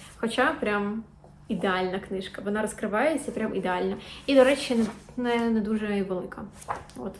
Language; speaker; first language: Ukrainian; native; Ukrainian